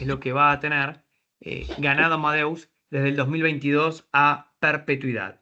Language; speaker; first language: Spanish; native; Spanish